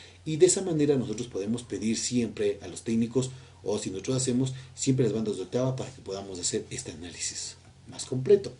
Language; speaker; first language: Spanish; native; Spanish